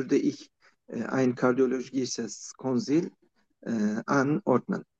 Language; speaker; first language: German; non-native, learner; Turkish